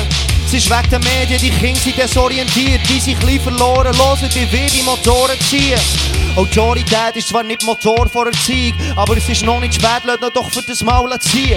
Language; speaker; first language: German; native; German